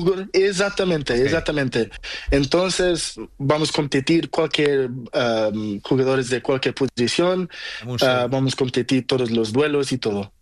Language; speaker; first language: Spanish; non-native, learner; Portuguese